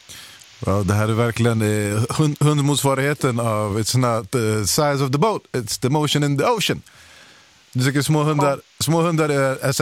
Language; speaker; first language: Swedish; native; Swedish